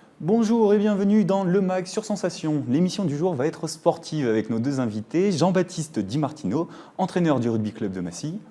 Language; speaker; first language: French; native; French